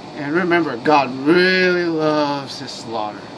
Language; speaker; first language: English; native; English